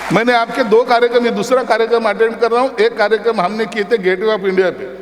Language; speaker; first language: Hindi; non-native, local second language; Marathi